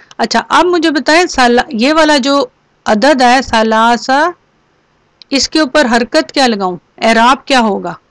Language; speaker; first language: Urdu; native; Urdu